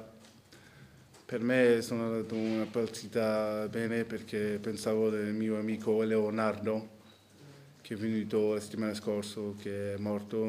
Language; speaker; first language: Italian; non-native, learner; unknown